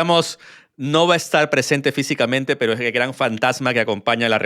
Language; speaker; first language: Spanish; native; Spanish